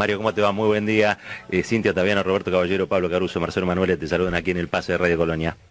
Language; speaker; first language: Spanish; native; Spanish